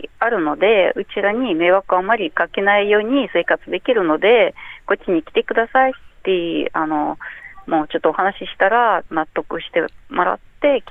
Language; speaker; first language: Japanese; non-native, fluent; Ukrainian